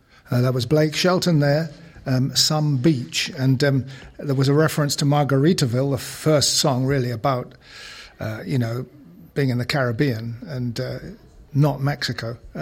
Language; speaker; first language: English; native; English